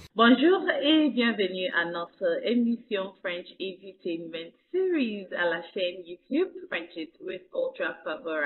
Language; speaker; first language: French; non-native, fluent; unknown